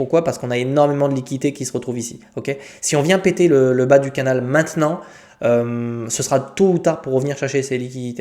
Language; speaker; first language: French; native; French